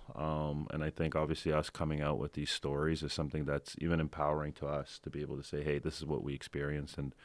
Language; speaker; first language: English; early bilingual, other home language; Ukrainian